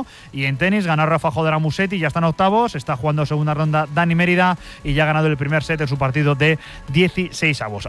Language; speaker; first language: Spanish; native; Spanish